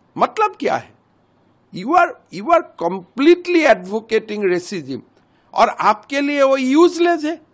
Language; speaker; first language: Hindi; non-native, local second language; Assamese